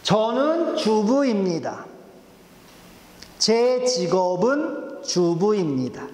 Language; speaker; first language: Korean; non-native, fluent; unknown